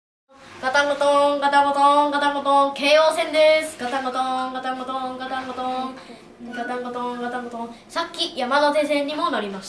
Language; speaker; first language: Japanese; native; Japanese